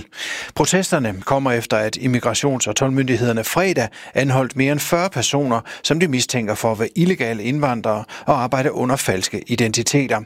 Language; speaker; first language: Danish; native; Danish